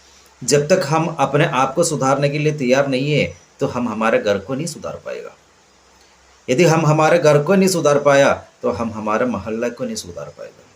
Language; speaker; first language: Hindi; non-native, local second language; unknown